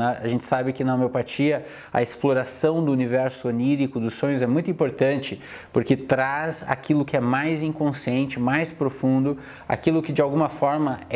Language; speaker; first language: Portuguese; native; Portuguese